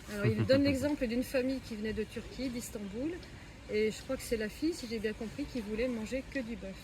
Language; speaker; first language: French; native; French